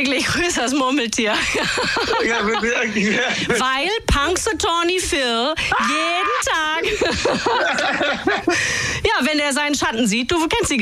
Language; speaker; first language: German; native; German